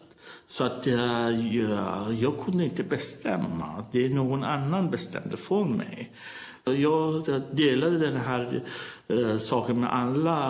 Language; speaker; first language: Swedish; non-native, learner; Persian